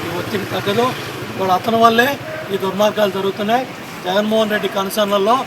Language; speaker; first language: Telugu; native; Telugu